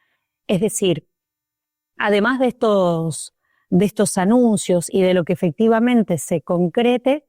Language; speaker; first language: Spanish; native; Spanish